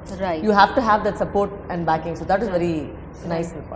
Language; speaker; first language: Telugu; non-native, fluent; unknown